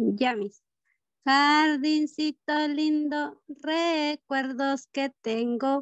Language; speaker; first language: Spanish; native; Spanish